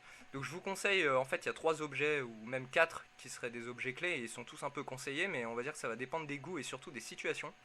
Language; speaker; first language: French; native; French